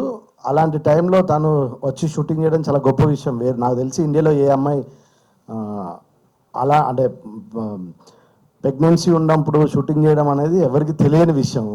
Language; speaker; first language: Telugu; native; Telugu